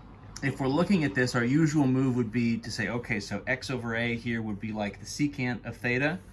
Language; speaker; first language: English; native; English